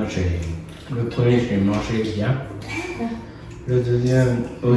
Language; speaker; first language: French; native; French